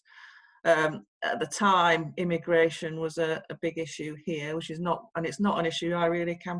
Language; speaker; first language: English; native; English